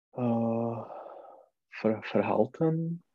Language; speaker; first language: German; non-native, learner; Czech